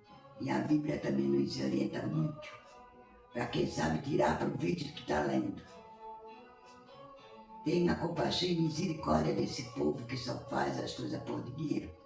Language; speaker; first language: Portuguese; native; Portuguese